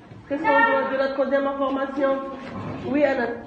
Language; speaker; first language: French; non-native, local second language; Arabic